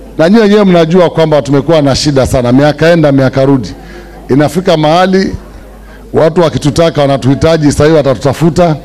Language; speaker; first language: Swahili; non-native, local second language; Giryama